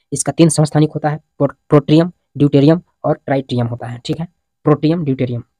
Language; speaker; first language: Hindi; native; Hindi